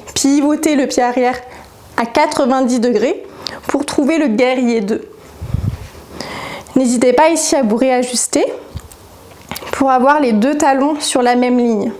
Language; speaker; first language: French; native; French